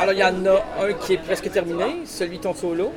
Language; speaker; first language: French; native; French